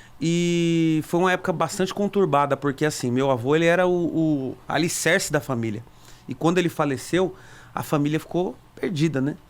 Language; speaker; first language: Portuguese; native; Portuguese